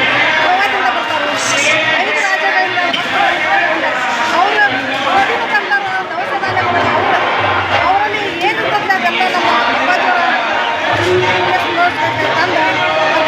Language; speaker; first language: Kannada; native; Kannada